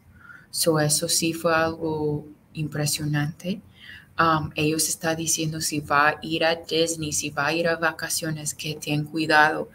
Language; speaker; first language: Spanish; non-native, fluent; English